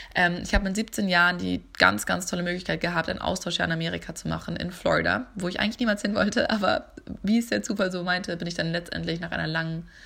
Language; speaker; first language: German; native; German